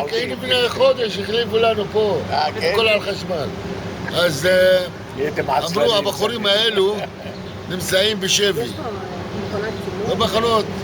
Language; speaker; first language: Hebrew; non-native, local second language; Arabic